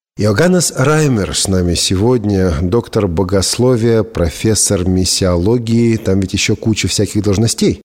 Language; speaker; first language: Russian; native; Russian